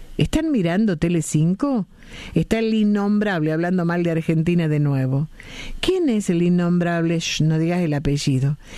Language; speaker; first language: Spanish; native; Spanish